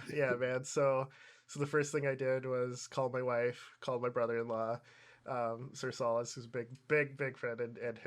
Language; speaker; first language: English; native; English